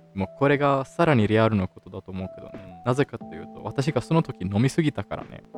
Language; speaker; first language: Japanese; non-native, fluent; Italian